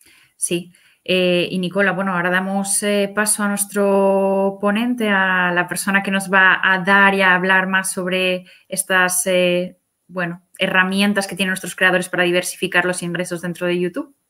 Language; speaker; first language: Spanish; native; Spanish